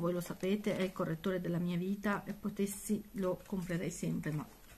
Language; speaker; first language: Italian; native; Italian